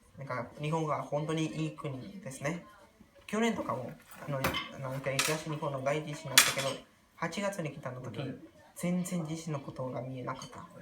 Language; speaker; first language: Japanese; non-native, learner; Spanish